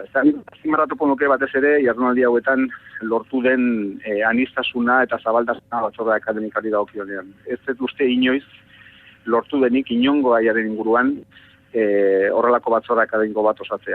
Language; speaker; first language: Basque; native; Basque